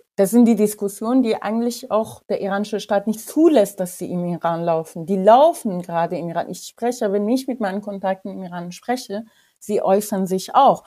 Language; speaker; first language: German; non-native, fluent; Persian